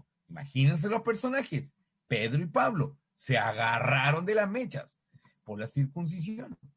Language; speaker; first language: Spanish; native; Spanish